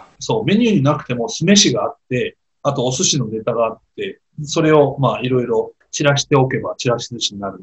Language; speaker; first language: Japanese; native; Japanese